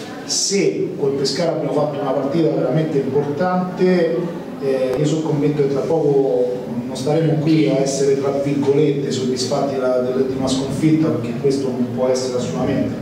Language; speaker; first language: Italian; native; Italian